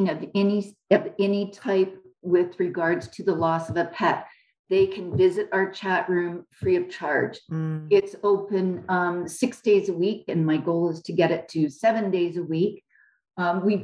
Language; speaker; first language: English; native; English